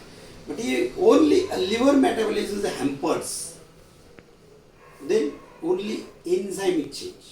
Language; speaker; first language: English; non-native, local second language; Marathi